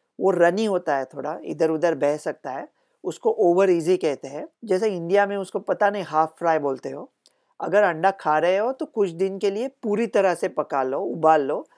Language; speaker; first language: Hindi; non-native, local second language; Marathi